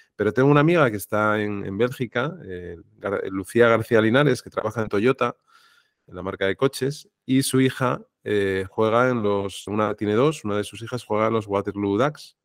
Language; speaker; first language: Spanish; native; Spanish